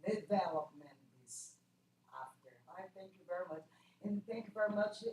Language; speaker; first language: English; non-native, learner; Portuguese